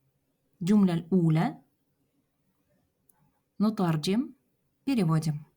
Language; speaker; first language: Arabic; non-native, fluent; Russian